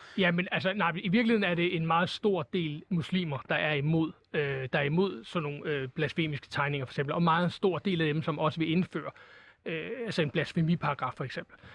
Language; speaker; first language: Danish; native; Danish